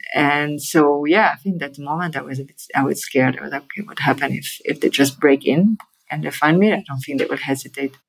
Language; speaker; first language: English; non-native, fluent; French